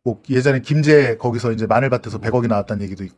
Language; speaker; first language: Korean; native; Korean